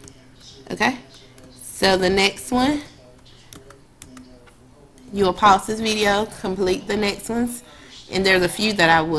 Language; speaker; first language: English; native; English